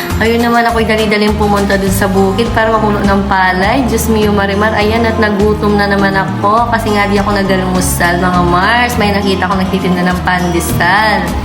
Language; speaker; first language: Filipino; non-native, local second language; Pampanga